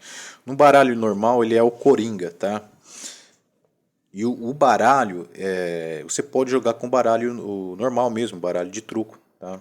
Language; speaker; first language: Portuguese; native; Portuguese